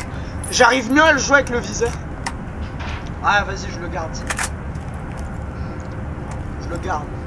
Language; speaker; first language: French; native; French